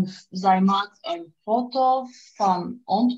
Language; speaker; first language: Dutch; non-native, learner; Turkish